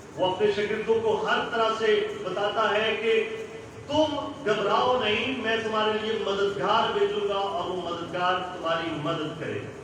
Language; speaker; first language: Urdu; non-native, local second language; Punjabi